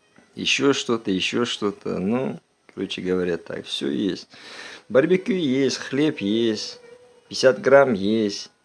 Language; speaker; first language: Russian; non-native, local second language; Uzbek